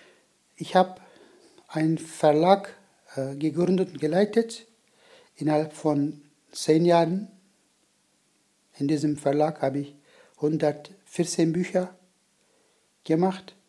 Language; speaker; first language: German; non-native, learner; Turkish